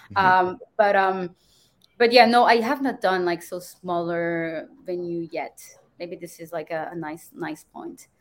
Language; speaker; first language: English; non-native, fluent; French